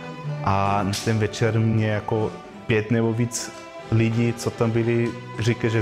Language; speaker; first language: Czech; non-native, fluent; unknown